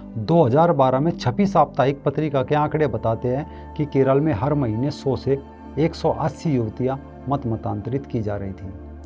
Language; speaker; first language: Hindi; native; Hindi